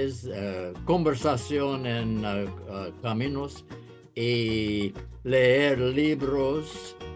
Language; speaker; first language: Spanish; non-native, learner; English